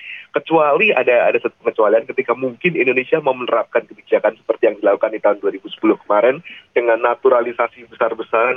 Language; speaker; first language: Indonesian; native; Indonesian